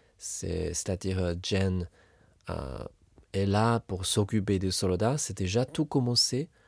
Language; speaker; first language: French; non-native, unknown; Chinese